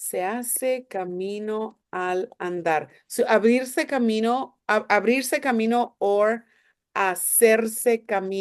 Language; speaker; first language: Spanish; non-native, fluent; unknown